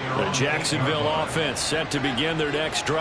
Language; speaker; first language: English; native; English